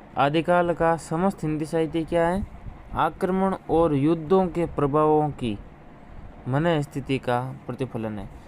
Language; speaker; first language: Hindi; native; Hindi